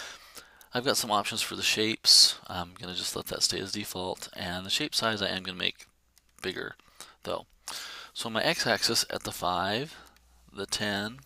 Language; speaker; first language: English; native; English